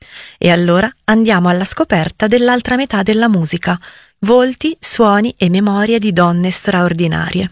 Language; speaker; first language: Italian; native; Italian